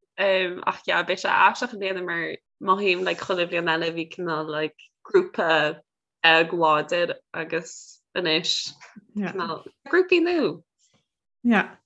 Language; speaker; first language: Irish; native; Irish